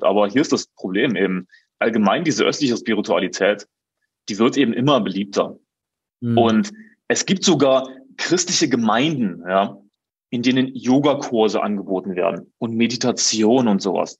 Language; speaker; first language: German; native; German